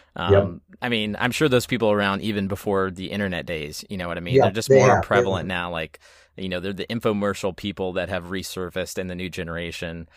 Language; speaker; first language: English; native; English